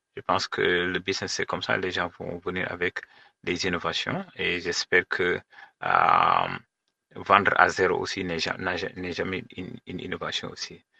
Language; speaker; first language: French; non-native, local second language; Wolof